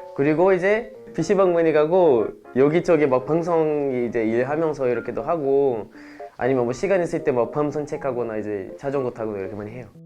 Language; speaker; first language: Korean; non-native, fluent; Portuguese